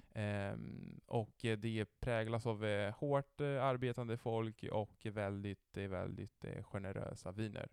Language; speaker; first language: Swedish; non-native, fluent; Italian